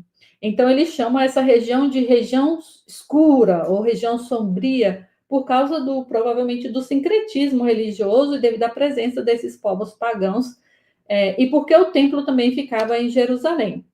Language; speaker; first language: Portuguese; native; Portuguese